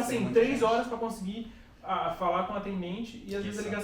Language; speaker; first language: Portuguese; native; Portuguese